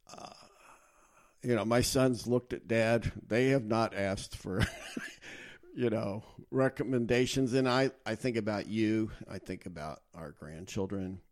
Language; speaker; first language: English; native; English